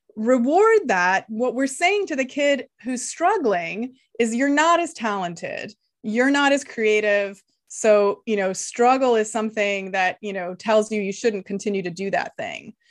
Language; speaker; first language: English; non-native, fluent; Lithuanian